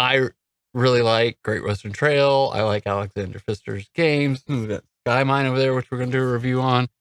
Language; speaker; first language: English; native; English